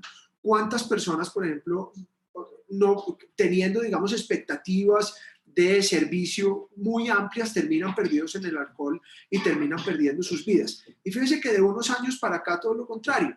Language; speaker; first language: Spanish; native; Spanish